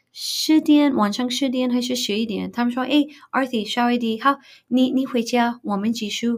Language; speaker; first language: Chinese; non-native, fluent; English